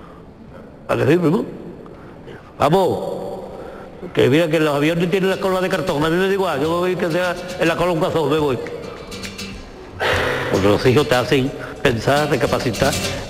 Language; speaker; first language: Spanish; native; Spanish